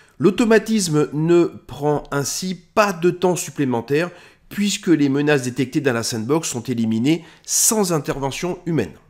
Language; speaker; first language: French; native; French